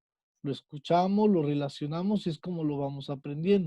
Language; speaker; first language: Spanish; native; Spanish